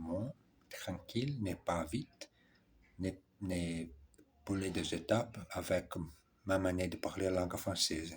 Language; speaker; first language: French; non-native, learner; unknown